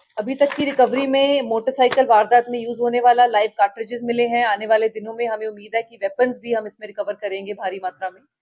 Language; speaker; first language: Hindi; non-native, local second language; Punjabi